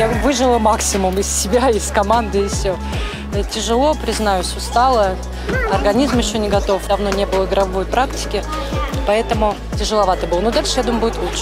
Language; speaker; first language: Russian; native; Russian